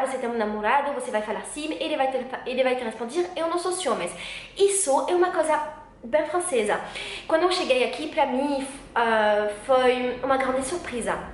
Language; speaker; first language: Portuguese; non-native, learner; French